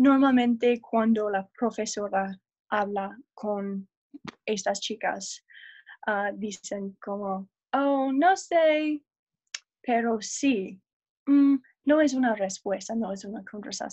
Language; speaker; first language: Spanish; non-native, learner; English